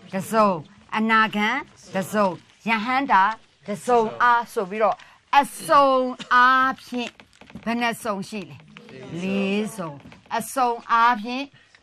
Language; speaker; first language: Burmese; native; Burmese